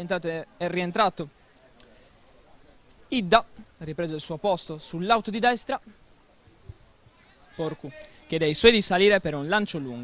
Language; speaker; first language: Italian; native; Italian